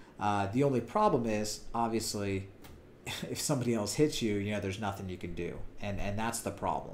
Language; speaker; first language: English; native; English